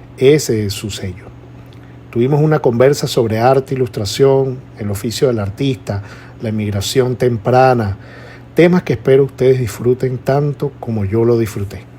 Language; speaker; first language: Spanish; native; Spanish